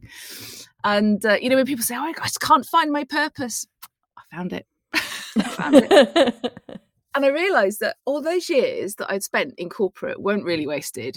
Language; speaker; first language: English; native; English